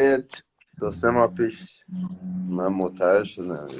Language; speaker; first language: Persian; native; Persian